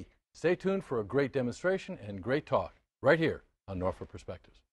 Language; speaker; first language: English; native; English